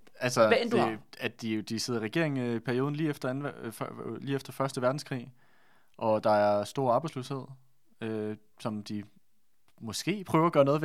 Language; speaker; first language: Danish; native; Danish